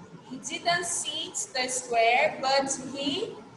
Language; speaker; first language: English; non-native, fluent; Portuguese